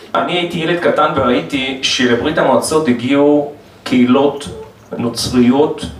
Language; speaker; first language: Hebrew; non-native, fluent; Russian